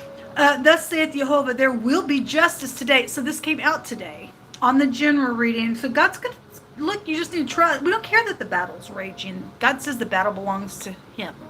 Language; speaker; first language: English; native; English